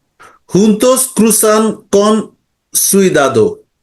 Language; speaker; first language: Spanish; non-native, learner; Bangla